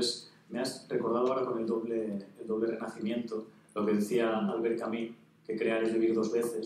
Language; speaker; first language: Spanish; native; Spanish